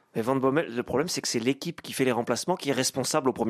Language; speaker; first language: French; native; French